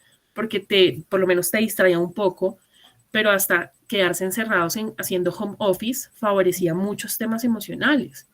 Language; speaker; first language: Spanish; native; Spanish